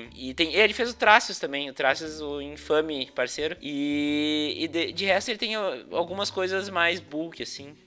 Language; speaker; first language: Portuguese; native; Portuguese